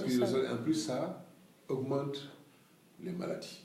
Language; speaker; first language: French; non-native, local second language; Wolof